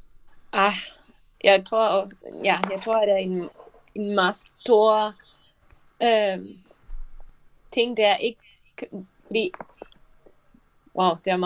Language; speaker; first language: Danish; non-native, learner; Spanish